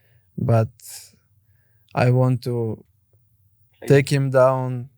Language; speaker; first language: English; non-native, learner; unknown